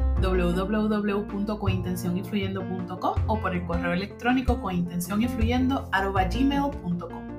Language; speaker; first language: Spanish; native; Spanish